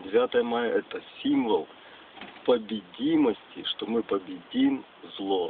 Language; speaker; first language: Russian; native; Russian